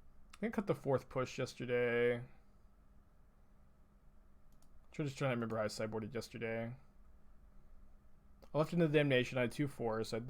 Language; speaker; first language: English; native; English